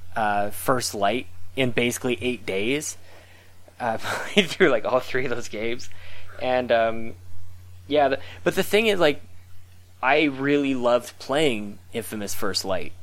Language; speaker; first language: English; native; English